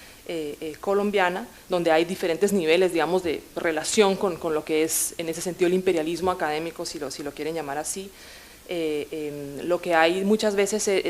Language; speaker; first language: Spanish; native; Spanish